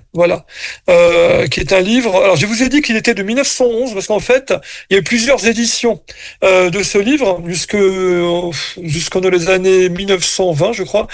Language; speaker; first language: French; native; French